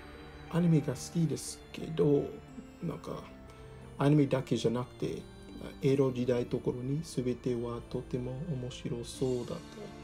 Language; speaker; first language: Japanese; non-native, learner; English